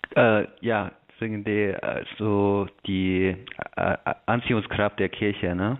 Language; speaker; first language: German; non-native, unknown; Chinese